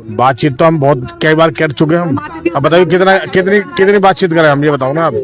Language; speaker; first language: Hindi; native; Hindi